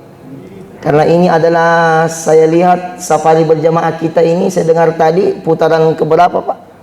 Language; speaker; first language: Indonesian; non-native, local second language; Buginese